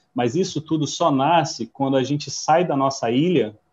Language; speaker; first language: Portuguese; non-native, fluent; English